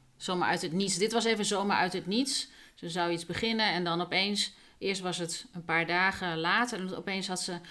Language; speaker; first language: Dutch; native; Dutch